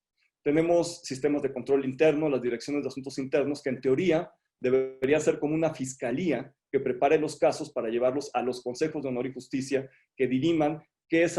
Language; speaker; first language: Spanish; native; Spanish